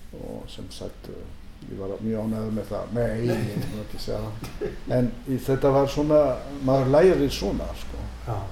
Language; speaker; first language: Icelandic; non-native, fluent; French